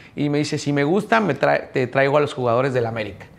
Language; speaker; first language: Spanish; native; Spanish